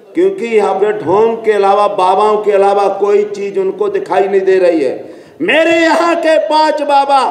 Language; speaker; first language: Hindi; native; Hindi